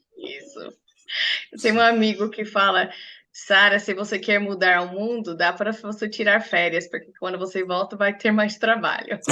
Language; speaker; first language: Portuguese; non-native, fluent; English